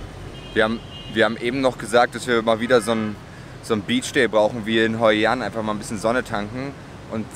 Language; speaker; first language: German; native; German